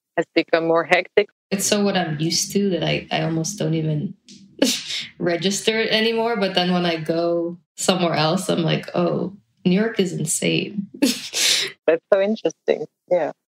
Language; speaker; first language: English; native; English